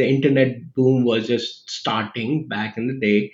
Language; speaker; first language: English; non-native, local second language; Hindi